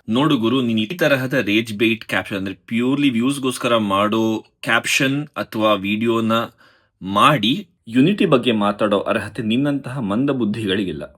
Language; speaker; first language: Kannada; non-native, local second language; Tulu